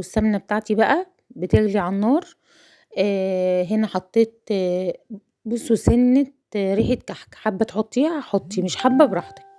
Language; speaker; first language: Arabic; native; Arabic